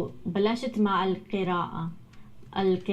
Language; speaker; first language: Arabic; non-native, learner; English